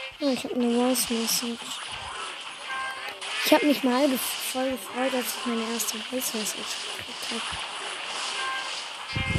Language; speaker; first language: German; native; German